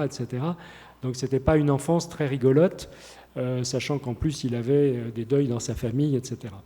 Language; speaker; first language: French; native; French